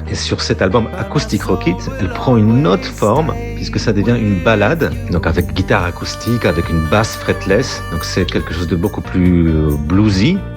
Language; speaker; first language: French; non-native, fluent; Polish